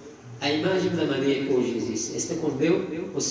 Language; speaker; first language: Portuguese; non-native, fluent; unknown